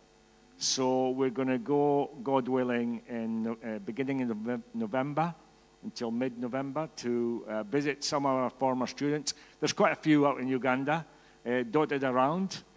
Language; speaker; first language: English; native; English